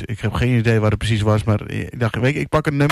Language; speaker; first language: Dutch; native; Dutch